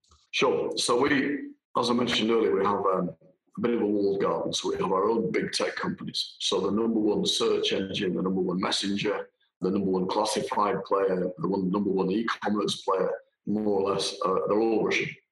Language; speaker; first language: English; native; English